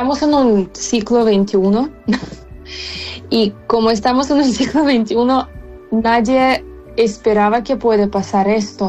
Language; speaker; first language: Spanish; non-native, fluent; Ukrainian